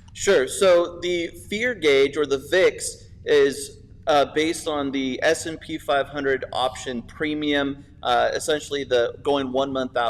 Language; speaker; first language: English; native; English